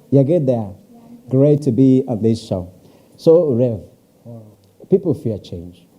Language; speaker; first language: English; non-native, local second language; Swahili